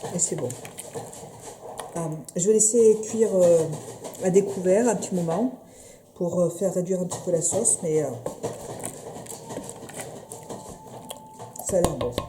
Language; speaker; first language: French; native; French